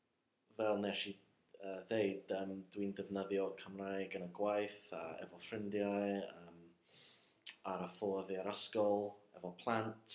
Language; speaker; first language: Welsh; non-native, fluent; English